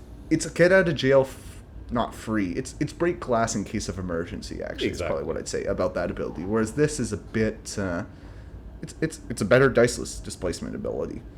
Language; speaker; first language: English; native; English